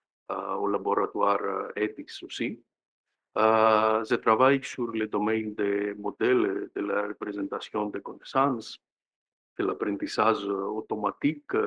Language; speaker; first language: French; non-native, fluent; Greek